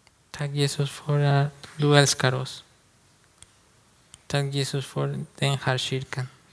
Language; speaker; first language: Swedish; non-native, learner; Spanish